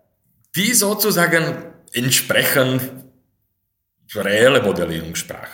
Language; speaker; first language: German; non-native, fluent; Slovak